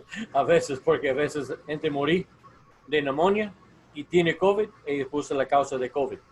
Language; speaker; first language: Spanish; non-native, learner; English